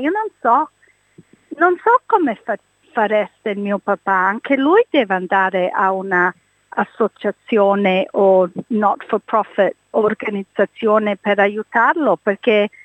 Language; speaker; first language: Italian; early bilingual, heritage; English